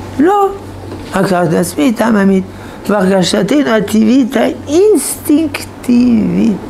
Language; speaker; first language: Hebrew; non-native, fluent; French